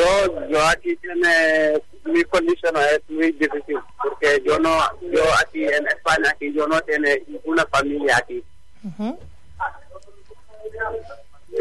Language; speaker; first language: Spanish; non-native, learner; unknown